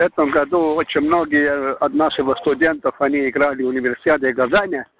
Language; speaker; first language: Russian; non-native, learner; Estonian